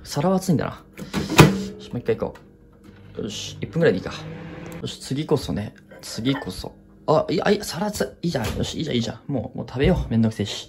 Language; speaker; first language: Japanese; native; Japanese